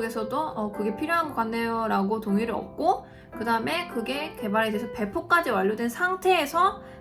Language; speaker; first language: Korean; native; Korean